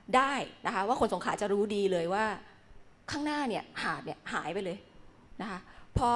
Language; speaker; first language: Thai; native; Thai